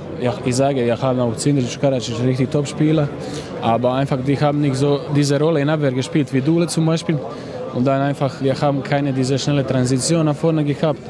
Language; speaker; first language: German; non-native, learner; Croatian